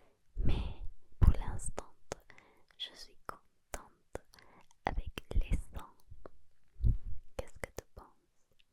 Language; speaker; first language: French; non-native, learner; Spanish